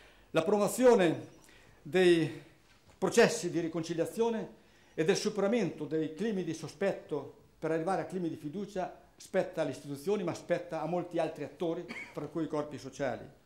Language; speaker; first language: Italian; early bilingual, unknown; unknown